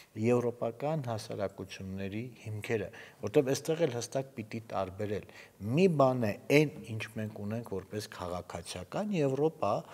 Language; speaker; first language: Armenian; native; Armenian